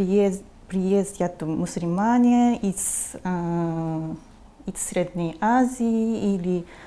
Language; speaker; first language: Russian; non-native, fluent; Japanese